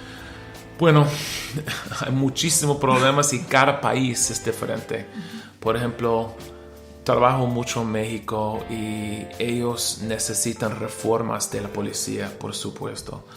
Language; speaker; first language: Spanish; non-native, learner; English